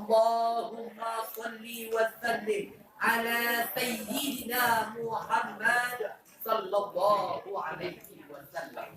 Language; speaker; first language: Arabic; non-native, learner; Indonesian